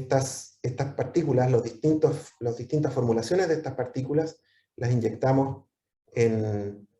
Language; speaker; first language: Spanish; native; Spanish